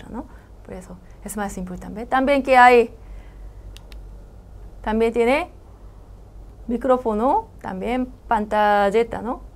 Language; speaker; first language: Spanish; non-native, learner; Korean